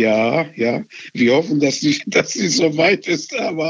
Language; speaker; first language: German; non-native, fluent; Arabic